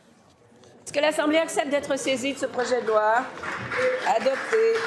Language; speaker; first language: French; native; French